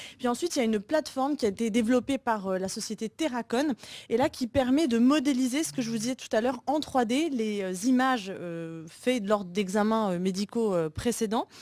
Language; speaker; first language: French; native; French